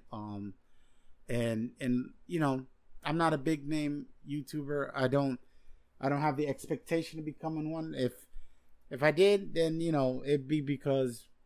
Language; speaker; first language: English; non-native, fluent; Spanish